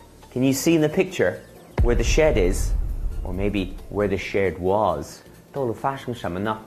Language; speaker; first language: English; native; English